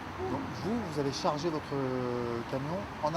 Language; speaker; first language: French; native; French